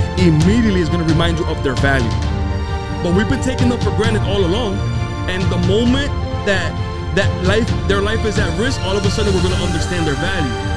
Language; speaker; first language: English; early bilingual, other home language; Spanish